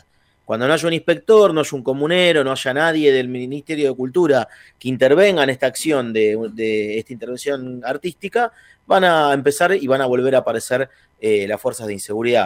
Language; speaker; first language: Spanish; native; Spanish